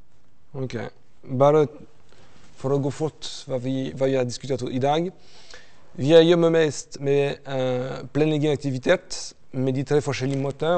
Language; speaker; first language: Norwegian; non-native, fluent; French